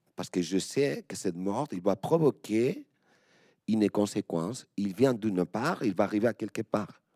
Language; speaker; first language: French; non-native, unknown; Spanish